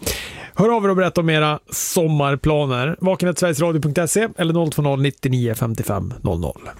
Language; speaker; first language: Swedish; native; Swedish